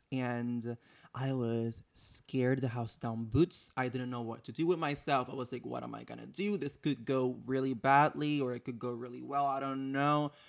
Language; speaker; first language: English; non-native, fluent; Spanish